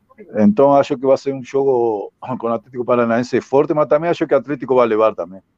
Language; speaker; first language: Portuguese; non-native, fluent; Spanish